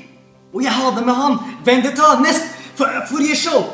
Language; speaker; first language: Norwegian; non-native, fluent; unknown